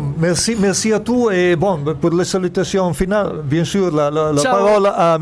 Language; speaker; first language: French; non-native, fluent; Italian